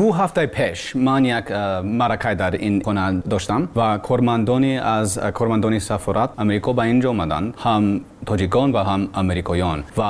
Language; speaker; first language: Tajik; non-native, learner; English